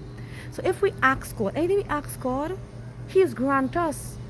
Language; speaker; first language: English; native; English